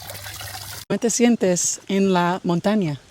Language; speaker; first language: Spanish; non-native, learner; English